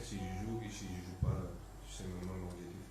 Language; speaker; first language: French; non-native, fluent; Spanish